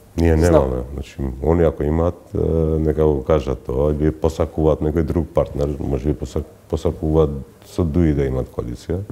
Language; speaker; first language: Macedonian; non-native, local second language; Albanian